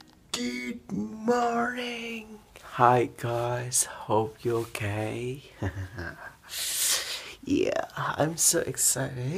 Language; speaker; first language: English; non-native, learner; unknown